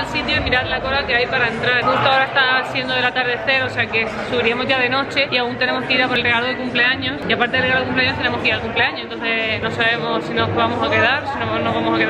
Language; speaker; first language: Spanish; native; Spanish